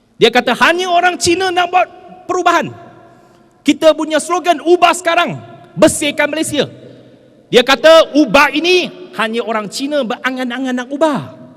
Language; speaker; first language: Malay; non-native, local second language; Chinese